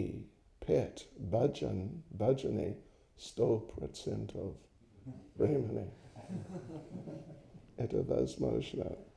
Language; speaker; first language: Russian; non-native, learner; English